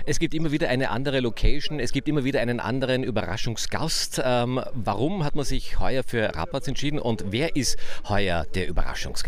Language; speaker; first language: German; native; German